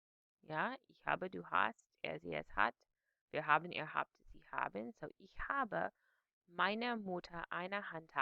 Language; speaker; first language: German; non-native, fluent; English